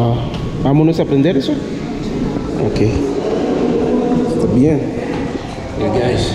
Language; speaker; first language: Spanish; non-native, learner; Haitian Creole